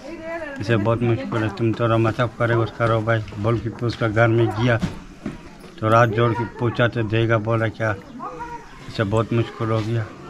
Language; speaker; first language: Hindi; non-native, local second language; Tibetan